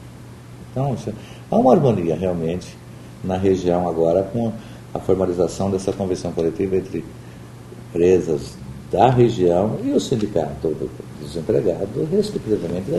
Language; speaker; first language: Portuguese; native; Portuguese